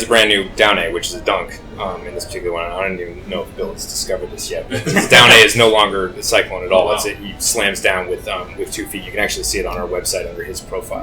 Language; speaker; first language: English; native; English